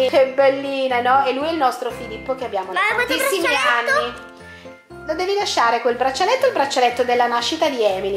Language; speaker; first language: Italian; native; Italian